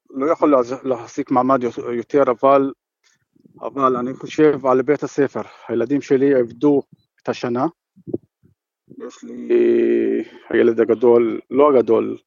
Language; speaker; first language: Hebrew; non-native, fluent; Arabic